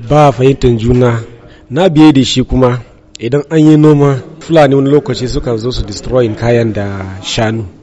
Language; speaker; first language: Hausa; non-native, local second language; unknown